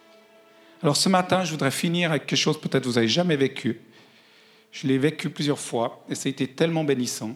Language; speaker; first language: French; native; French